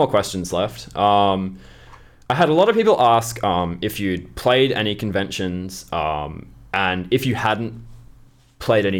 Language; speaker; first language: English; native; English